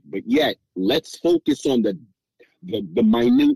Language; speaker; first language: English; native; English